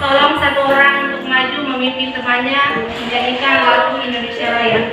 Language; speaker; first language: Indonesian; native; Indonesian